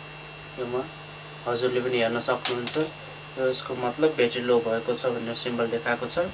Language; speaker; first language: Nepali; native; Nepali